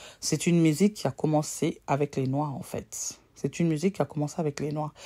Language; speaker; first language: French; native; French